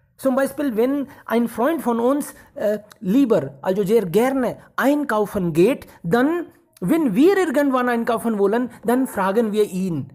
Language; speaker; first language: German; non-native, fluent; Hindi